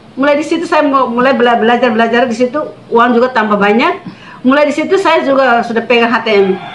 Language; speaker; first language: Indonesian; non-native, local second language; Tetum